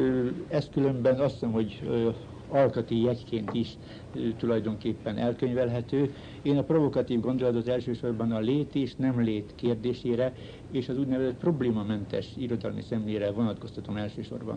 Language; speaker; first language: Hungarian; native; Hungarian